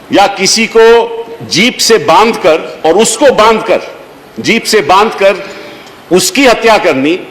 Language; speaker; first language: Hindi; native; Hindi